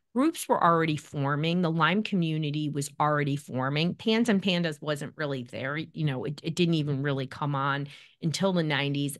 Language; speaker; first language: English; native; English